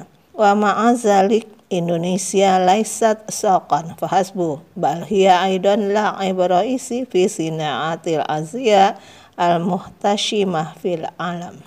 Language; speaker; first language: Arabic; non-native, learner; Indonesian